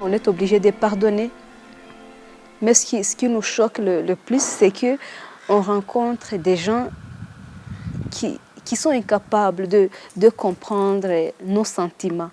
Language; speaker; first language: French; non-native, local second language; Kinyarwanda